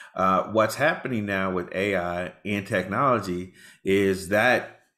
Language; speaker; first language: English; native; English